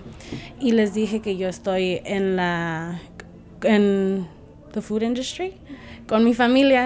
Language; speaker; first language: Spanish; early bilingual, heritage; Spanish